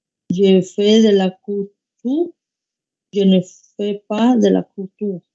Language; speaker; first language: French; non-native, learner; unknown